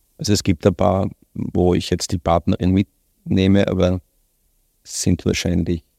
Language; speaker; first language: German; native; German